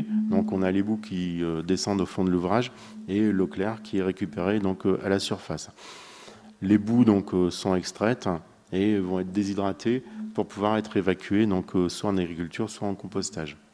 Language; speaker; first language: French; native; French